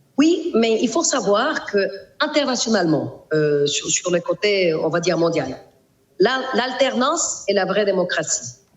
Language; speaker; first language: French; non-native, fluent; Spanish